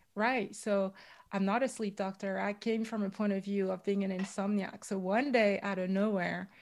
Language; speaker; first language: English; non-native, fluent; French